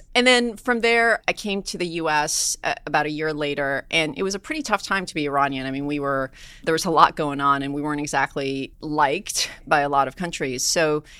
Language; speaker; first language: English; early bilingual, other home language; Persian